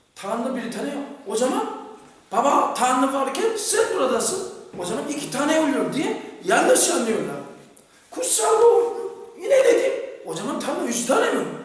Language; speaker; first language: Turkish; non-native, fluent; Korean